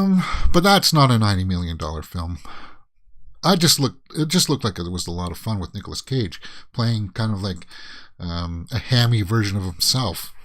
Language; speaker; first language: English; native; English